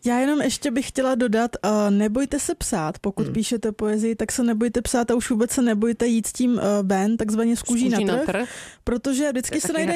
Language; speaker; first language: Czech; native; Czech